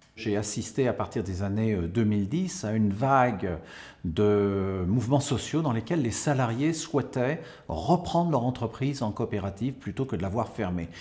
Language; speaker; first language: French; native; French